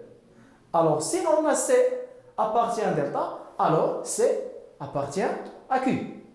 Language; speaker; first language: French; non-native, local second language; Arabic